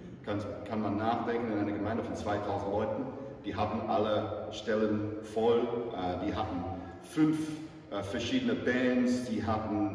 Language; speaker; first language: German; non-native, fluent; English